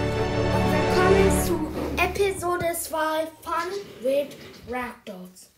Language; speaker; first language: German; early bilingual, other home language; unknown